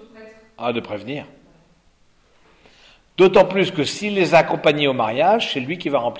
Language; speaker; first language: French; native; French